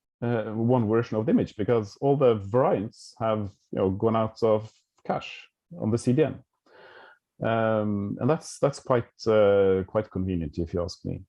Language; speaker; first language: English; non-native, fluent; Norwegian